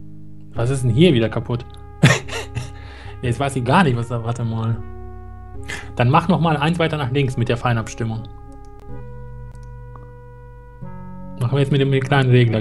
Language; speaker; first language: German; native; German